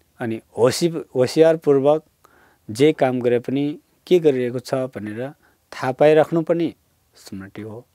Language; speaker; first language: Nepali; non-native, local second language; Newari